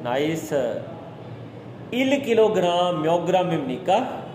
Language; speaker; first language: Korean; non-native, fluent; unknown